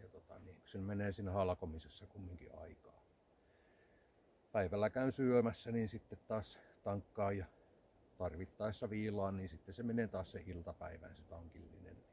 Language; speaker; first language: Finnish; native; Finnish